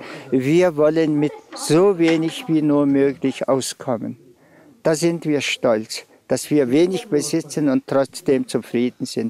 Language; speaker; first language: German; non-native, fluent; Tuvinian